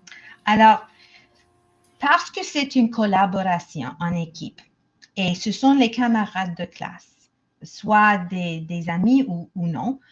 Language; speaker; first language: French; non-native, local second language; English